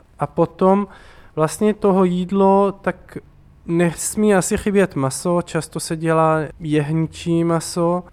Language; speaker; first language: Czech; non-native, fluent; Hebrew